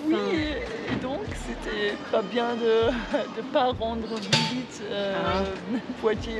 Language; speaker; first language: French; non-native, fluent; German